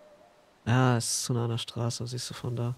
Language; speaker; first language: German; native; German